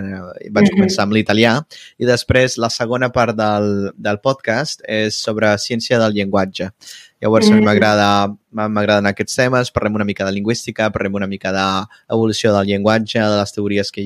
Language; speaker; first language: Catalan; non-native, fluent; Spanish